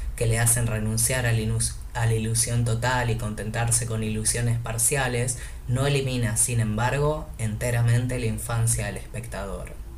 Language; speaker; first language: Spanish; native; Spanish